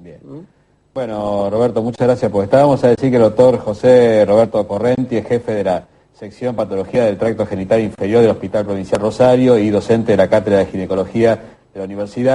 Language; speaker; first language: Spanish; native; Spanish